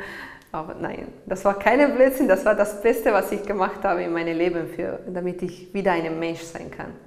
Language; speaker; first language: German; non-native, learner; Italian